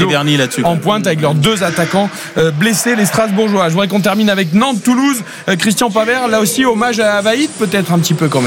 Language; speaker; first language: French; native; French